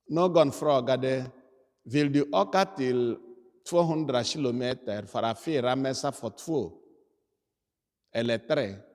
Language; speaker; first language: Swedish; non-native, fluent; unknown